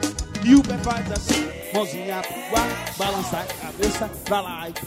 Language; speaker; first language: Portuguese; native; Portuguese